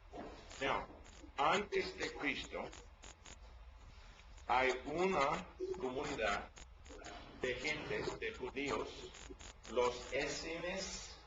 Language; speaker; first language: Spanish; non-native, learner; English